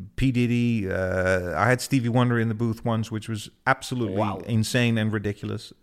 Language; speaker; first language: English; non-native, fluent; Dutch